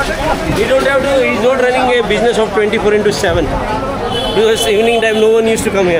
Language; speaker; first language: English; non-native, local second language; Hindi